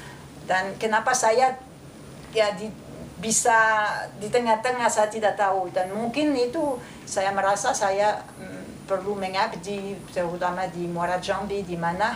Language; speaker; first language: Indonesian; non-native, fluent; French